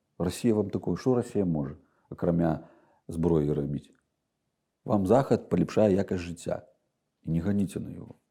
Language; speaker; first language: Belarusian; native; Belarusian